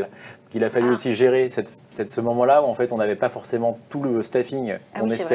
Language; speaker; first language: French; native; French